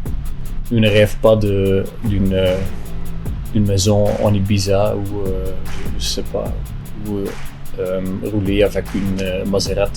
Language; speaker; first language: French; non-native, local second language; Dutch